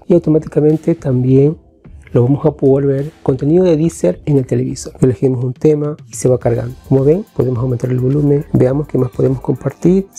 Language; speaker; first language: Spanish; native; Spanish